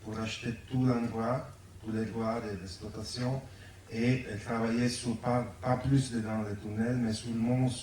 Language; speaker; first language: French; non-native, fluent; Italian